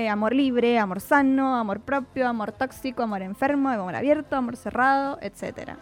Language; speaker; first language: Spanish; native; Spanish